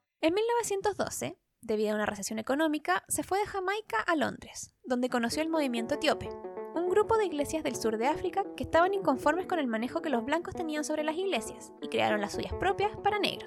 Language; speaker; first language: Spanish; native; Spanish